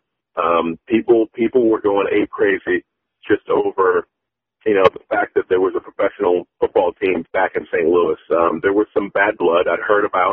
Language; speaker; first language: English; native; English